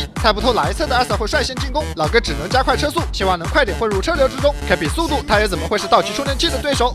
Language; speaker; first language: Chinese; native; Chinese